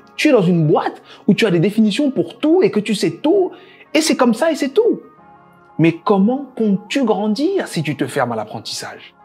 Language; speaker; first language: French; native; French